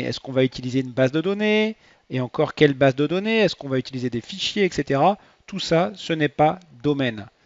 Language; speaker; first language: French; native; French